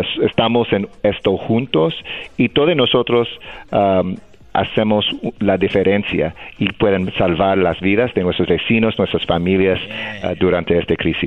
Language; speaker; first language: Spanish; non-native, fluent; English